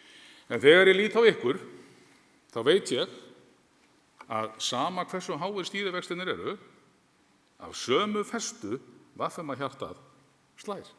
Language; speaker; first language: Icelandic; native; Icelandic